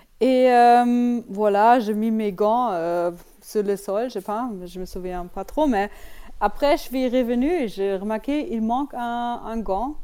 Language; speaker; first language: French; non-native, learner; German